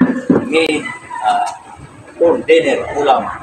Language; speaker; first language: English; non-native, learner; Filipino